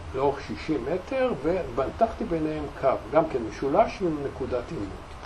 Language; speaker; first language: Hebrew; native; Hebrew